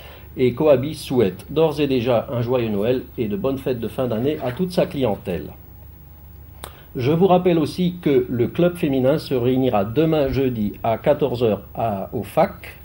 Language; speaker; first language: French; native; French